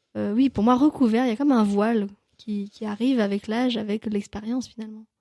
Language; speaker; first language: French; native; French